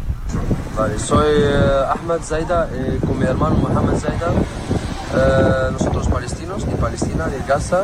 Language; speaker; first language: Spanish; non-native, learner; Arabic